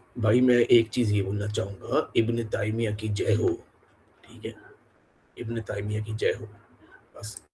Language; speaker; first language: Urdu; non-native, local second language; Punjabi